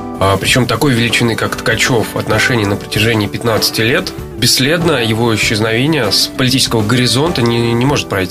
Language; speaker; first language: Russian; native; Russian